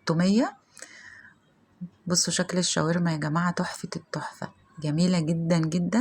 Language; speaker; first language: Arabic; native; Arabic